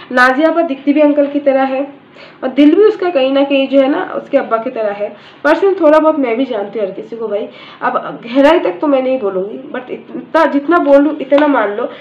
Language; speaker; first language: Hindi; native; Hindi